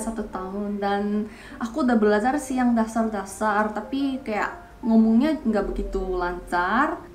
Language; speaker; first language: Indonesian; non-native, fluent; Korean